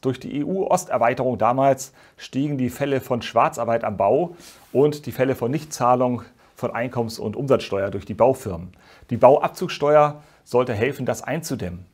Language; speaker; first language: German; native; German